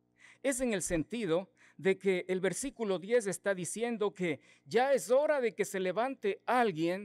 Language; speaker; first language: Spanish; native; Spanish